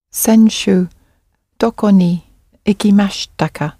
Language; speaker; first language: Japanese; non-native, learner; English